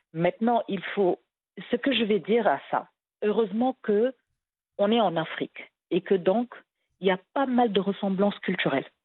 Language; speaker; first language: French; non-native, local second language; Wolof